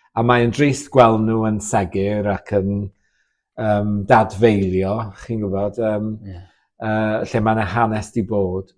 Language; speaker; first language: Welsh; native; Welsh